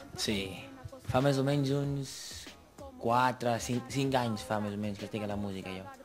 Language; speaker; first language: Catalan; non-native, fluent; Portuguese